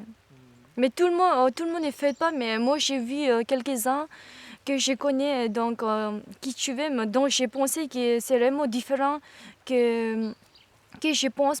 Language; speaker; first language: French; non-native, learner; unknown